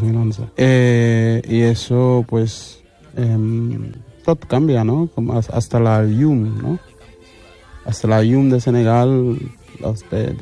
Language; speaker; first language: Catalan; early bilingual, other home language; Wolof